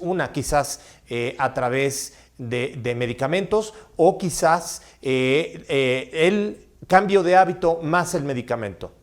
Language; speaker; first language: Spanish; native; Spanish